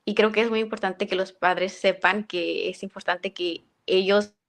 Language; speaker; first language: Spanish; early bilingual, heritage; Spanish